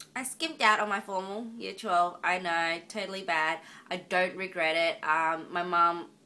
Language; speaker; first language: English; native; English